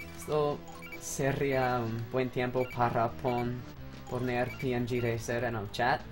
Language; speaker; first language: Spanish; non-native, learner; English